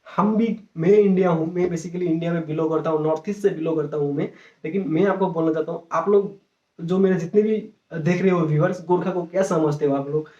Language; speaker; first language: Hindi; non-native, local second language; Nepali